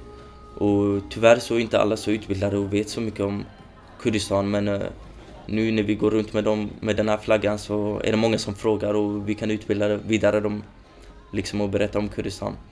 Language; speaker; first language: Swedish; early bilingual, other home language; Kurdish